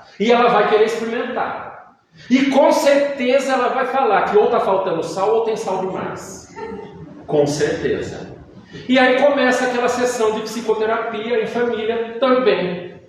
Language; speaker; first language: Portuguese; native; Portuguese